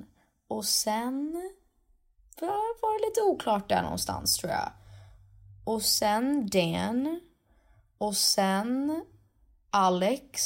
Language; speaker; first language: Swedish; native; Swedish